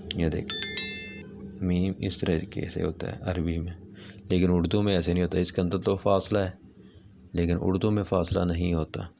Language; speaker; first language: Urdu; non-native, local second language; Punjabi